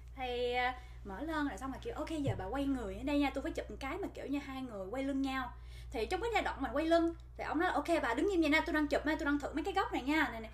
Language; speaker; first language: Vietnamese; early bilingual, heritage; Vietnamese